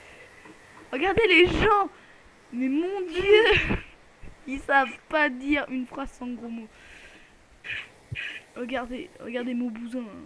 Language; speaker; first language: French; native; French